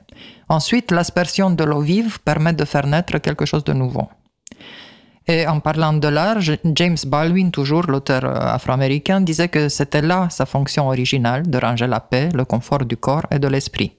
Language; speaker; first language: French; native; French